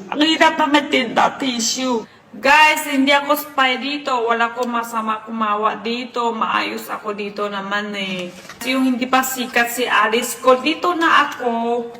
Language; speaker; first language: Filipino; non-native, learner; Chinese